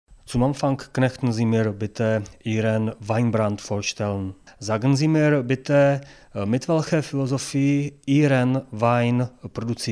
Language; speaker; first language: German; non-native, learner; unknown